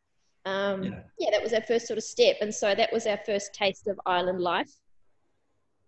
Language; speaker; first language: English; native; English